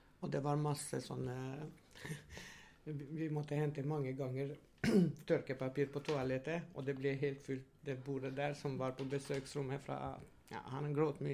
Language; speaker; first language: Norwegian; non-native, fluent; Albanian